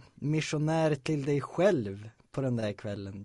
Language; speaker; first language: Swedish; native; Swedish